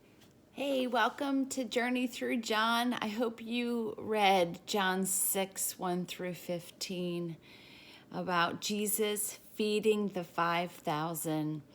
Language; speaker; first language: English; native; English